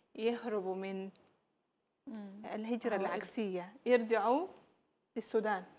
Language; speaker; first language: Arabic; native; Arabic